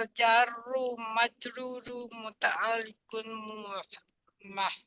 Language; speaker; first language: Arabic; non-native, learner; Indonesian